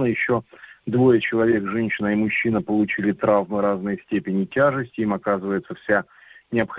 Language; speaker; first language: Russian; native; Russian